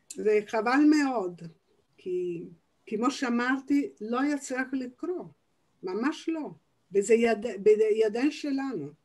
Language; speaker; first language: Hebrew; non-native, fluent; Italian